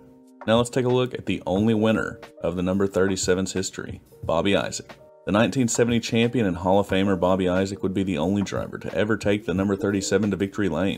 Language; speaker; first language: English; native; English